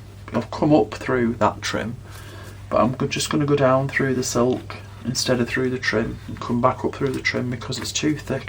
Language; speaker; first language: English; native; English